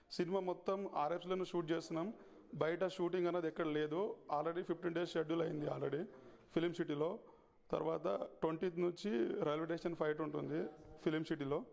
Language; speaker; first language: Telugu; native; Telugu